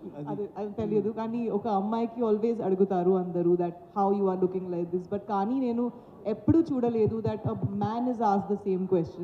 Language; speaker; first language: Telugu; non-native, learner; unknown